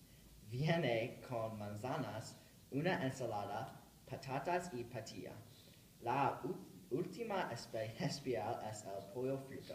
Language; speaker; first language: Spanish; non-native, learner; English